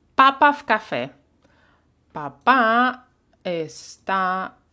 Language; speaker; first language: Spanish; non-native, fluent; Russian